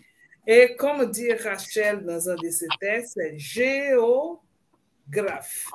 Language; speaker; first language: French; non-native, fluent; Portuguese